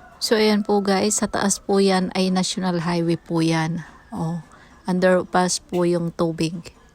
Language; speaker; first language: Filipino; non-native, local second language; Waray